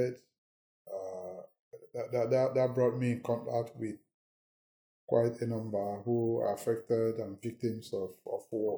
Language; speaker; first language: English; non-native, local second language; Igbo